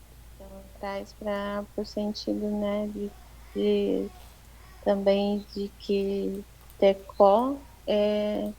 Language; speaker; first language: Portuguese; native; Portuguese